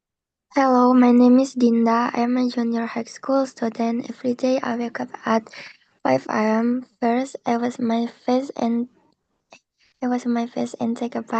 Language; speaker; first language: English; non-native, learner; Indonesian